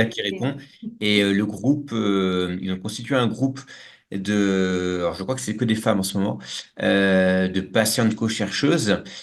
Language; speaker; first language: French; native; French